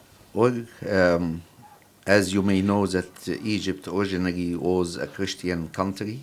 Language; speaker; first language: English; non-native, fluent; Arabic